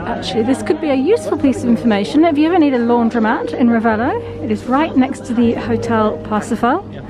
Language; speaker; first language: English; native; English